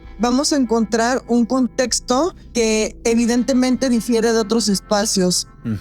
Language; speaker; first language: Spanish; native; Spanish